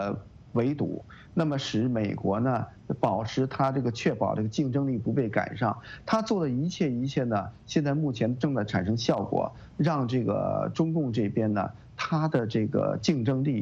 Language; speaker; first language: Chinese; native; Chinese